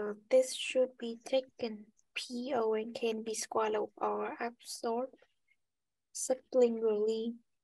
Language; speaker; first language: English; non-native, learner; Vietnamese